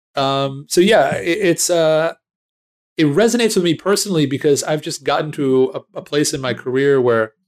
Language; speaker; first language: English; native; English